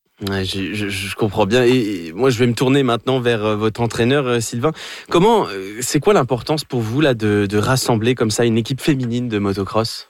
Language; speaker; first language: French; native; French